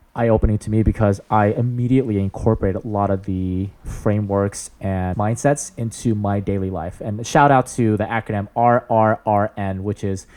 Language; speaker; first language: English; native; English